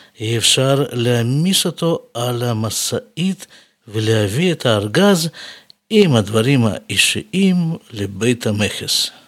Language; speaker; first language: Hebrew; non-native, fluent; Russian